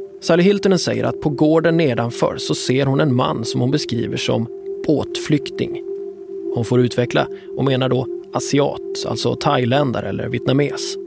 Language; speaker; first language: Swedish; native; Swedish